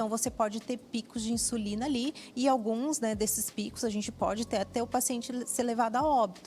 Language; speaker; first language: Portuguese; native; Portuguese